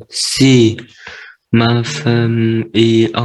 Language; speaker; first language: French; non-native, learner; Vietnamese